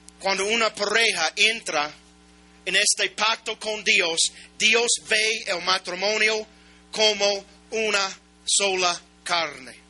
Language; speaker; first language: Spanish; non-native, learner; English